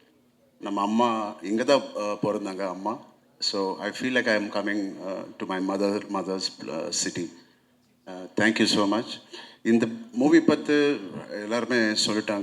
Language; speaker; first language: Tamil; non-native, local second language; Telugu